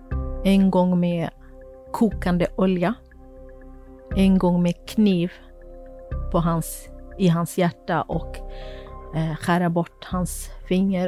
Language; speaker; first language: Swedish; non-native, fluent; Kurdish